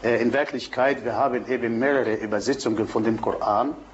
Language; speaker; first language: German; non-native, fluent; Arabic